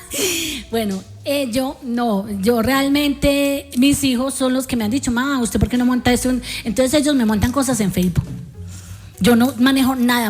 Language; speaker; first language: Spanish; native; Spanish